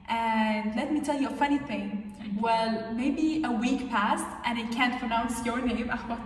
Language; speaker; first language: English; non-native, fluent; Arabic